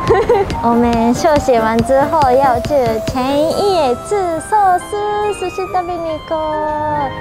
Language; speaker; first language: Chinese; non-native, fluent; Japanese